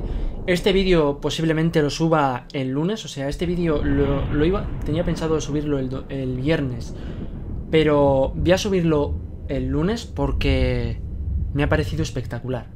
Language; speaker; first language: Spanish; native; Spanish